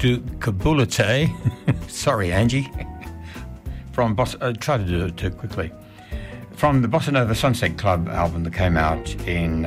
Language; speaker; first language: English; native; English